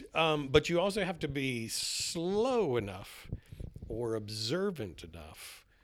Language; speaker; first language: English; native; English